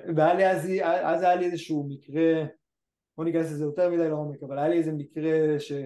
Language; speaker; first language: Hebrew; early bilingual, other home language; English